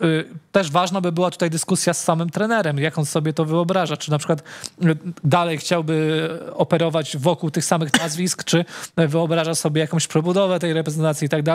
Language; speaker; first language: Polish; native; Polish